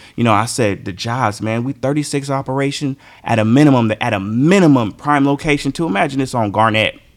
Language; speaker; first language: English; native; English